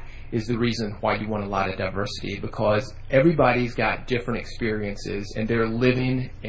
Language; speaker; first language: English; native; English